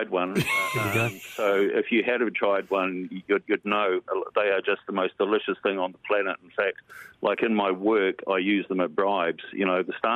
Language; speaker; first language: English; native; English